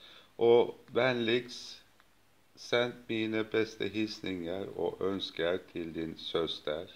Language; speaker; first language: Swedish; non-native, fluent; Turkish